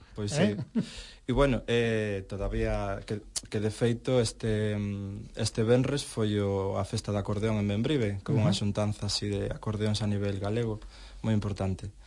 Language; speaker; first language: Galician; non-native, local second language; Spanish